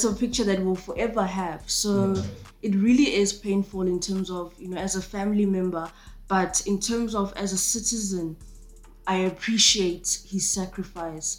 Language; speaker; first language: English; non-native, local second language; Zulu